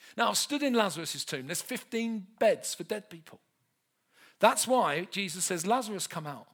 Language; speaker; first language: English; native; English